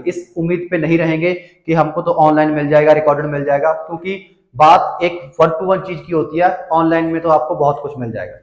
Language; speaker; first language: Hindi; native; Hindi